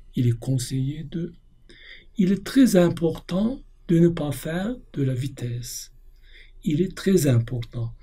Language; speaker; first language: French; non-native, fluent; Turkish